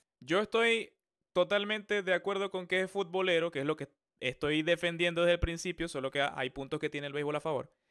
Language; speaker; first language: Spanish; native; Spanish